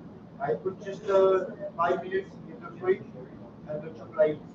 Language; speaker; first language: English; non-native, learner; French